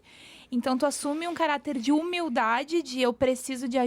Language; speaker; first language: Portuguese; native; Portuguese